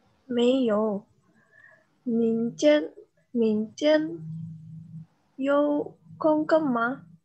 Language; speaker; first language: Chinese; non-native, learner; Indonesian